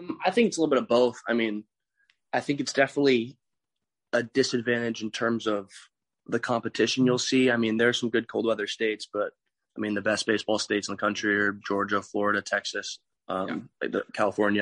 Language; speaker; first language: English; native; English